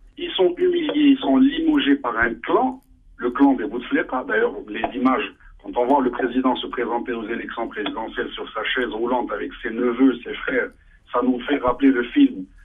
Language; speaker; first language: French; non-native, local second language; Arabic